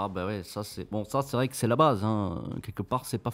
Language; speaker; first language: French; native; French